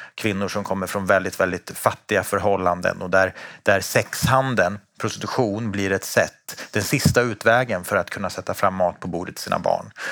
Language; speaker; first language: Swedish; native; Swedish